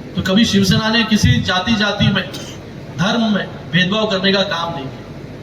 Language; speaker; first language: Hindi; non-native, local second language; Marathi